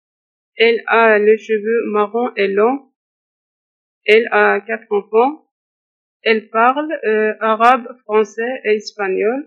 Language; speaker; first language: French; non-native, learner; Turkish